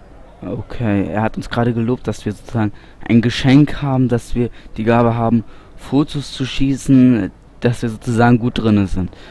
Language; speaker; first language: German; native; German